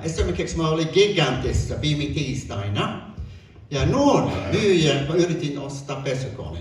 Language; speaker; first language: Finnish; non-native, fluent; English